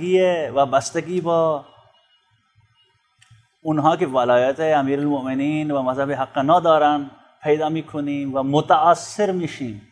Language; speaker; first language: Persian; non-native, fluent; Urdu